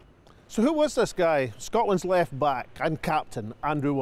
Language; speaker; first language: English; native; English